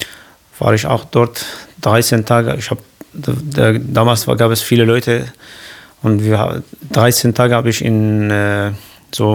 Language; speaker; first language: German; non-native, fluent; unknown